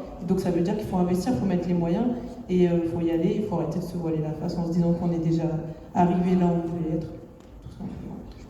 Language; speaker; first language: French; native; French